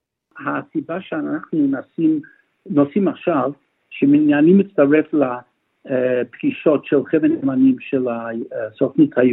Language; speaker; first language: Hebrew; non-native, fluent; English